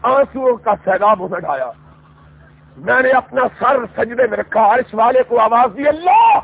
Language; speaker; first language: Urdu; non-native, local second language; Punjabi